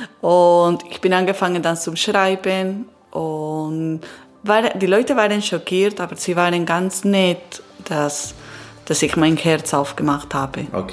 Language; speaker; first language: German; non-native, learner; Italian